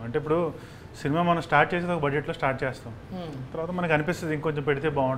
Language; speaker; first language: Telugu; native; Telugu